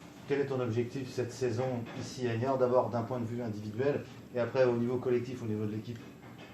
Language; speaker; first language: French; native; French